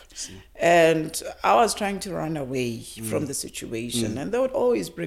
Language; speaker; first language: English; non-native, local second language; Zulu